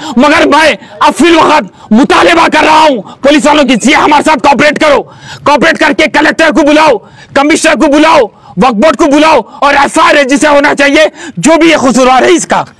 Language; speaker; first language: Hindi; non-native, local second language; Urdu